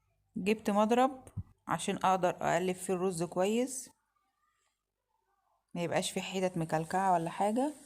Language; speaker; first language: Arabic; native; Arabic